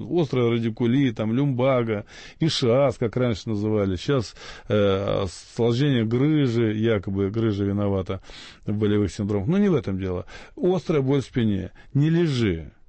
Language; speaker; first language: Russian; native; Russian